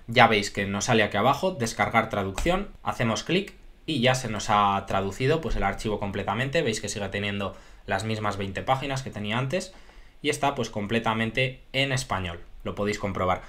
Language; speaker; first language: Spanish; native; Spanish